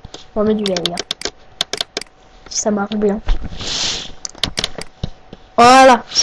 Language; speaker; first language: French; native; French